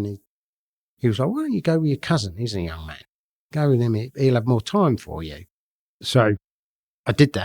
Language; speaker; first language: English; native; English